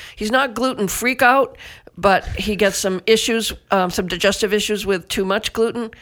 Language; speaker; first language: English; native; English